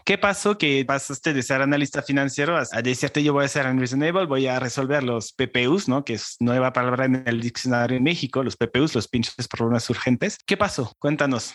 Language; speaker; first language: Spanish; non-native, fluent; French